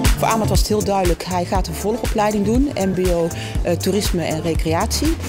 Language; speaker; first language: Dutch; native; Dutch